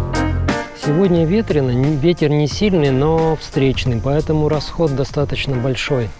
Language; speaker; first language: Russian; native; Russian